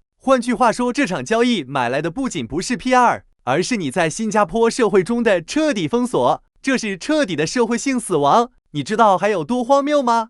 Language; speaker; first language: Chinese; native; Chinese